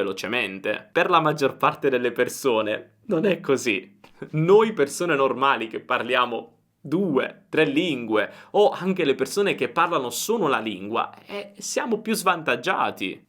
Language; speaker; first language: Italian; native; Italian